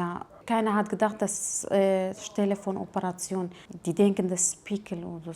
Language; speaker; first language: German; non-native, fluent; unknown